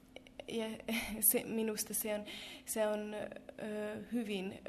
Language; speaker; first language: Finnish; non-native, fluent; Hungarian